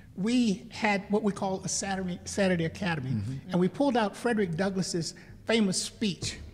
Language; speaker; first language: English; native; English